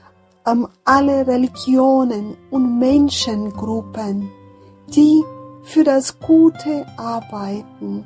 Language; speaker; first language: German; non-native, fluent; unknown